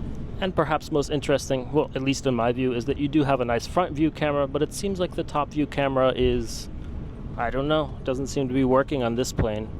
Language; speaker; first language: English; native; English